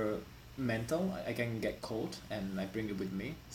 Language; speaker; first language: English; non-native, fluent; Italian